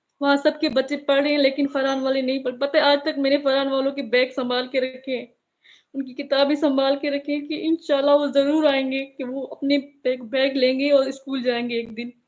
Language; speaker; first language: Urdu; non-native, local second language; Sindhi